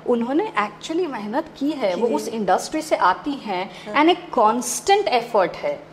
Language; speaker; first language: Hindi; non-native, local second language; Gujarati